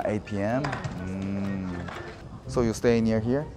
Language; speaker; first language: English; non-native, learner; Korean